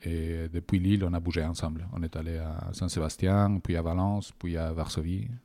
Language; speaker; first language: French; non-native, fluent; Spanish